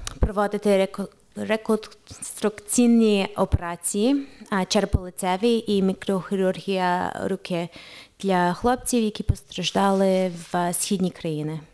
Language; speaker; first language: Ukrainian; early bilingual, heritage; Ukrainian